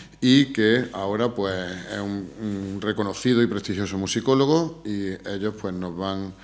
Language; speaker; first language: Spanish; native; Spanish